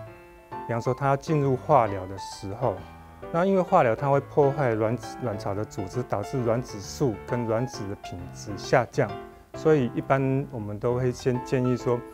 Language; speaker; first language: Chinese; native; Chinese